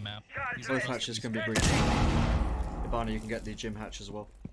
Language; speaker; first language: English; native; English